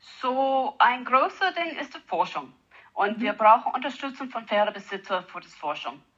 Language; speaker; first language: German; non-native, learner; English